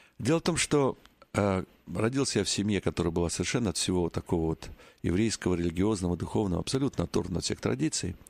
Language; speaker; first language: Russian; native; Russian